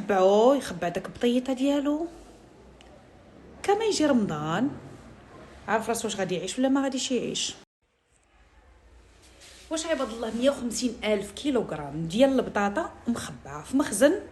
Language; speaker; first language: Arabic; native; Arabic